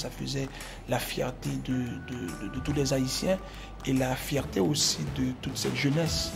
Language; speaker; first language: French; non-native, local second language; Haitian Creole